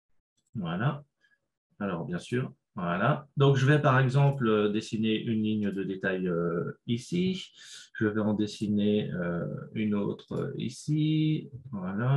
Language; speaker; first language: French; native; French